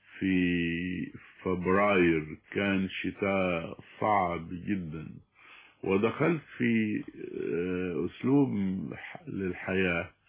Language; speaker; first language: Arabic; native; Arabic